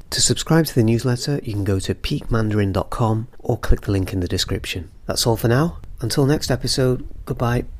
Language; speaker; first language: English; native; English